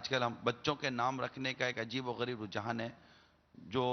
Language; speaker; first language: Urdu; native; Urdu